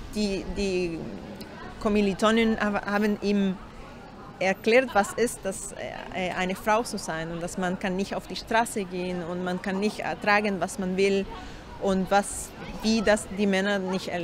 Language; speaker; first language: German; non-native, learner; Spanish